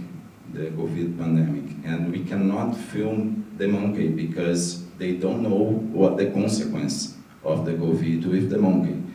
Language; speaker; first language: English; non-native, learner; Portuguese